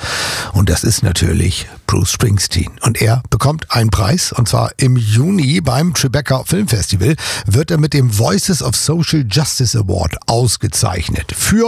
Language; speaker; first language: German; native; German